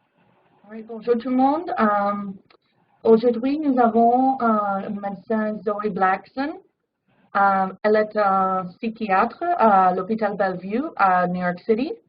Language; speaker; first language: French; non-native, fluent; English